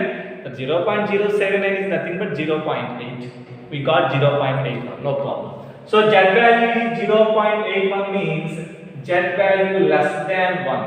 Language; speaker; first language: English; non-native, local second language; Telugu